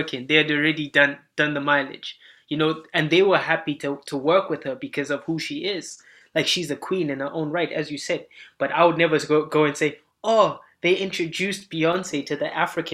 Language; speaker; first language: English; non-native, local second language; Shona